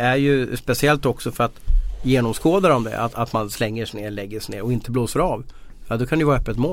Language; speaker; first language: Swedish; native; Swedish